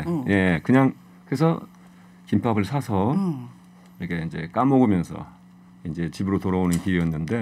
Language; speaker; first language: Korean; native; Korean